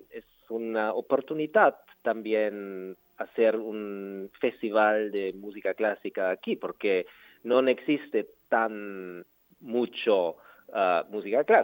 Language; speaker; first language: Spanish; non-native, learner; German